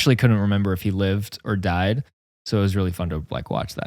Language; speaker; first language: English; native; English